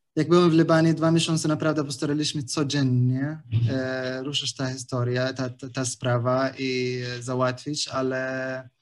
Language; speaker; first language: Polish; non-native, learner; Arabic